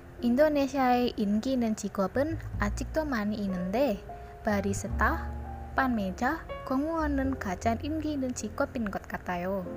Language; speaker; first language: Korean; non-native, learner; Indonesian